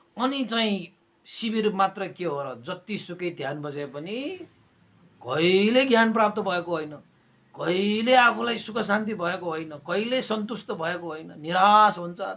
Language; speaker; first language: Nepali; non-native, local second language; Newari